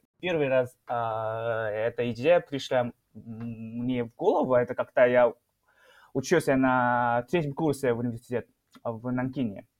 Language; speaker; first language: Russian; non-native, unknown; Chinese